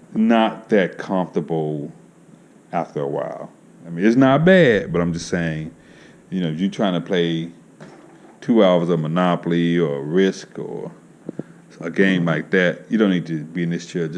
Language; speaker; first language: English; native; English